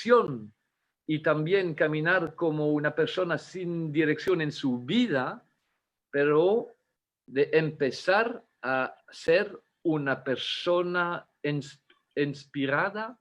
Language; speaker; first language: Spanish; non-native, fluent; French